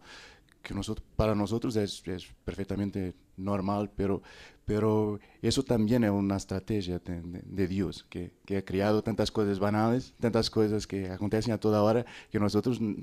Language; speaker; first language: Spanish; non-native, fluent; Portuguese